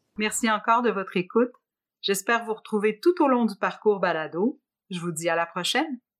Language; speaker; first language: French; native; French